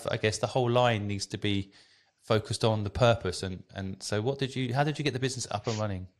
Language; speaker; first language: English; native; English